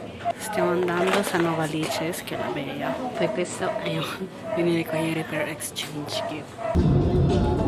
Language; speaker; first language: Italian; early bilingual, other home language; Filipino